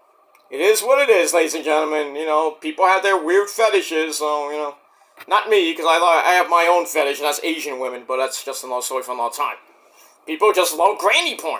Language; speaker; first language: English; native; English